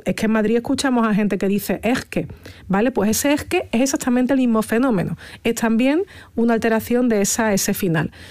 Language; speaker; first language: Spanish; native; Spanish